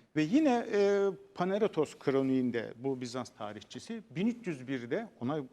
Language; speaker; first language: Turkish; native; Turkish